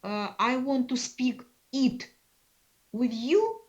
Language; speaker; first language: English; non-native, fluent; Russian